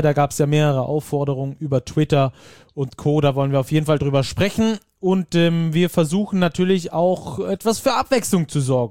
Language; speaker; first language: German; native; German